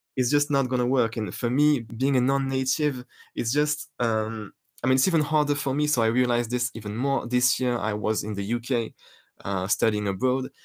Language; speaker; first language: English; non-native, fluent; French